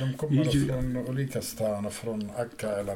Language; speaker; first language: Swedish; non-native, fluent; Arabic